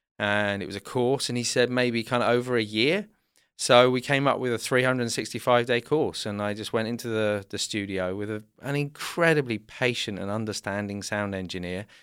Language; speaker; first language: English; native; English